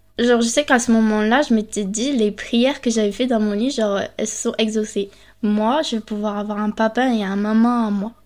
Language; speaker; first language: French; early bilingual, other home language; Spanish